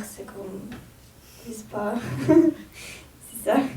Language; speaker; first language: French; non-native, learner; Romanian